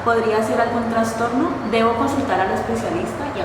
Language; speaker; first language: Spanish; native; Spanish